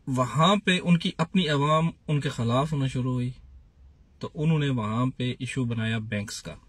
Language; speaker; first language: Urdu; non-native, local second language; Punjabi